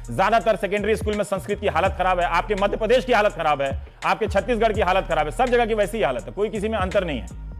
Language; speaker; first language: Hindi; non-native, local second language; Bhojpuri